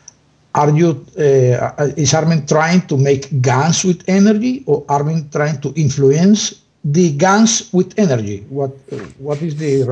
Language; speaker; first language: English; non-native, learner; Spanish